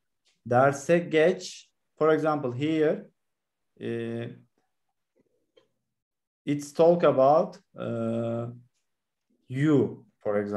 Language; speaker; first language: English; non-native, learner; Turkish